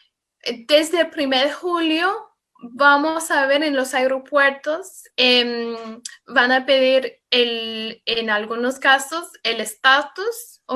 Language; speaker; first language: Spanish; non-native, fluent; English